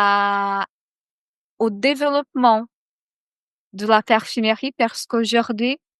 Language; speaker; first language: French; non-native, fluent; Portuguese